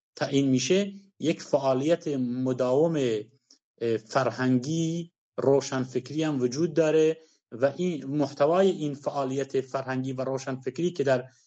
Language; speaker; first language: Persian; non-native, local second language; Kurdish